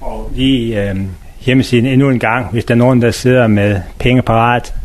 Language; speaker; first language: Danish; native; Danish